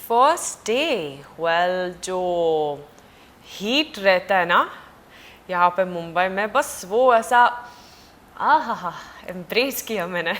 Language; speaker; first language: Hindi; non-native, fluent; Swedish